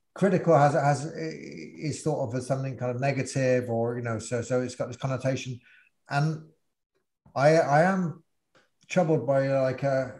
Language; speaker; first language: English; native; English